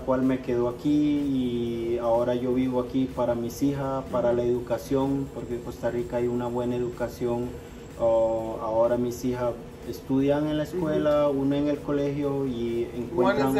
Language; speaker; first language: Spanish; non-native, local second language; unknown